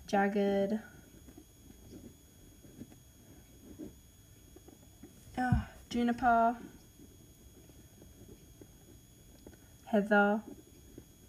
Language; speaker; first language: English; native; English